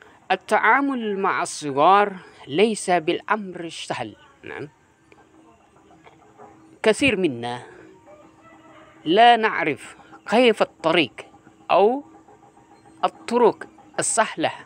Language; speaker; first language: Arabic; non-native, fluent; Indonesian